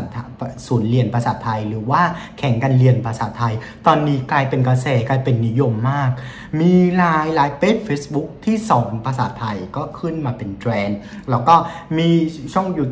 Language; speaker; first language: Thai; non-native, fluent; Vietnamese